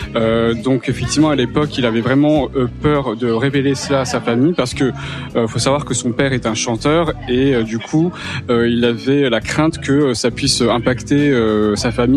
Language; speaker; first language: French; native; French